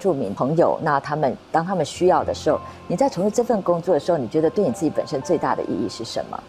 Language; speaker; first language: Chinese; native; Chinese